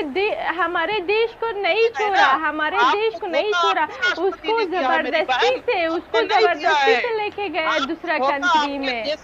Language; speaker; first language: Hindi; non-native, fluent; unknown